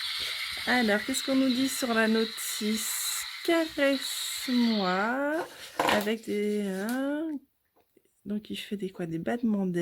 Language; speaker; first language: French; native; French